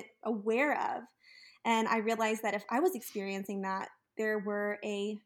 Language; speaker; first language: English; native; English